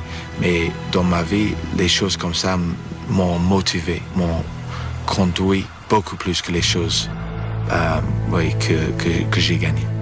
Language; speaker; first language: French; non-native, fluent; English